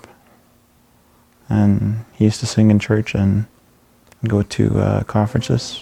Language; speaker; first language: English; native; English